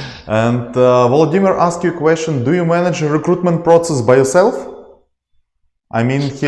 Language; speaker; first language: English; non-native, learner; Ukrainian